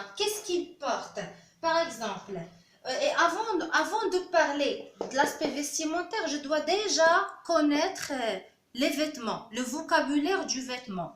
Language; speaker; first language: French; non-native, local second language; Arabic